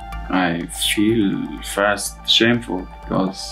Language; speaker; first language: English; non-native, learner; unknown